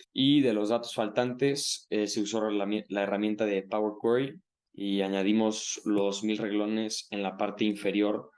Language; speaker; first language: Spanish; native; Spanish